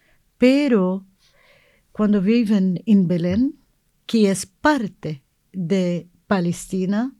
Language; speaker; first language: Spanish; non-native, learner; Arabic